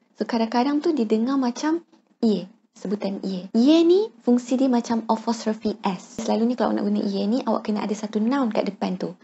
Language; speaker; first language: Malay; native; Malay